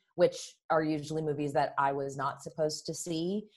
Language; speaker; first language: English; early bilingual, other home language; Spanish